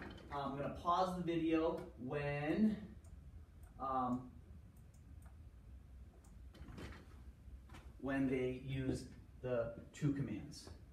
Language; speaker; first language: English; native; English